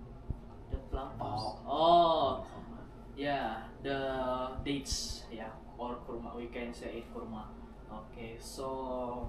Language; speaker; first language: English; non-native, learner; Indonesian